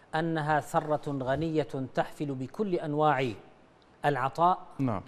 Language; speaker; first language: Arabic; native; Arabic